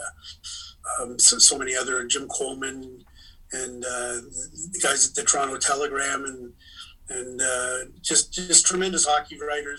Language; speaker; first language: English; native; English